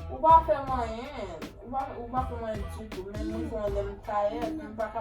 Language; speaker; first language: French; non-native, local second language; Haitian Creole